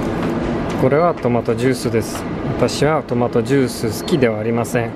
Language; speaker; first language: Japanese; non-native, learner; Polish